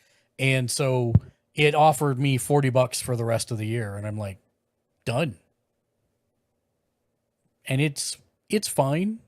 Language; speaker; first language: English; native; English